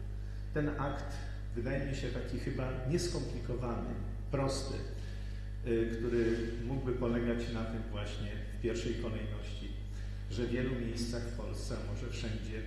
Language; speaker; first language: Polish; native; Polish